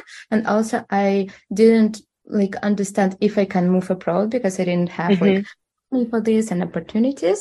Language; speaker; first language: English; non-native, fluent; Russian